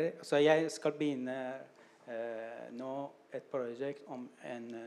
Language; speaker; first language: Norwegian; non-native, learner; Persian